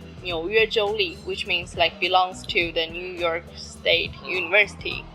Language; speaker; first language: English; non-native, learner; Chinese